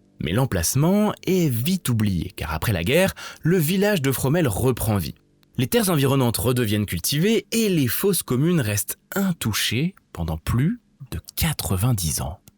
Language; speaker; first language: French; native; French